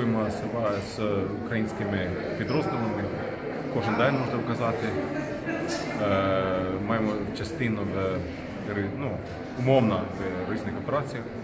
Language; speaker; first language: Ukrainian; non-native, learner; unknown